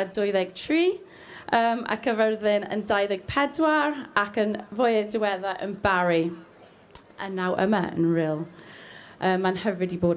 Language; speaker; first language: Welsh; non-native, learner; English